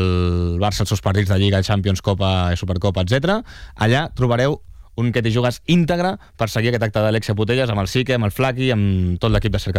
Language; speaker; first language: Catalan; native; Catalan